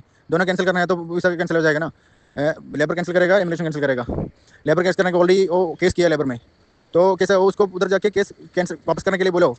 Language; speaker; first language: Hindi; non-native, learner; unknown